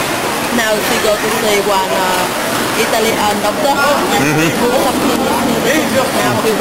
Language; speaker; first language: English; non-native, learner; Vietnamese